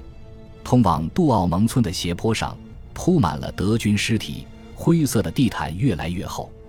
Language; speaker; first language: Chinese; native; Chinese